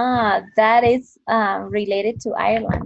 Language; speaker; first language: English; non-native, fluent; Spanish